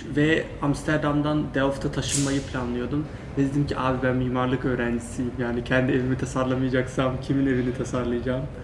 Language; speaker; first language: Turkish; early bilingual, heritage; Turkish